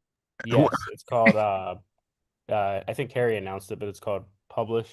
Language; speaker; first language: English; native; English